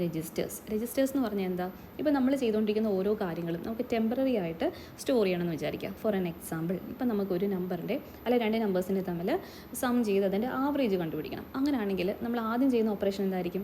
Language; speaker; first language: Malayalam; native; Malayalam